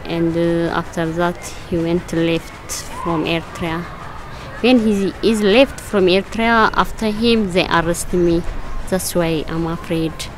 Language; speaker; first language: English; non-native, learner; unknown